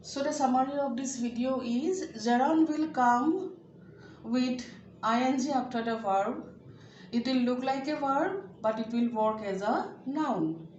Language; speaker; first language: English; non-native, local second language; Assamese